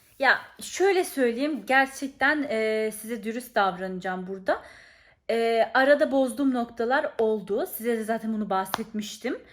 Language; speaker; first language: Turkish; early bilingual, heritage; Turkish